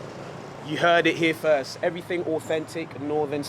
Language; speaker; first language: English; native; English